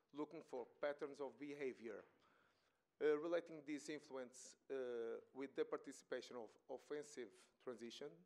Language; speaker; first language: English; non-native, fluent; Portuguese